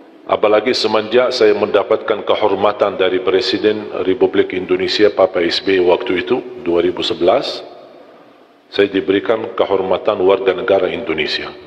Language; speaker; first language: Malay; non-native, fluent; Arabic